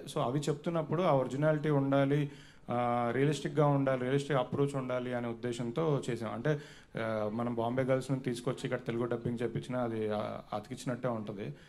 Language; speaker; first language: Telugu; native; Telugu